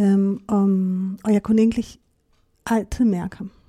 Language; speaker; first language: Danish; non-native, fluent; German